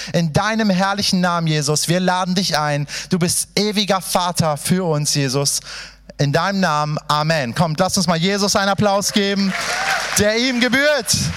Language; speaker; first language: German; early bilingual, other home language; Persian